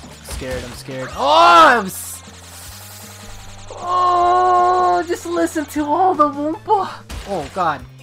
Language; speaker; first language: English; native; English